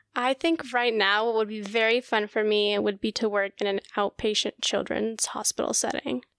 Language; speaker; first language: English; early bilingual, other home language; Russian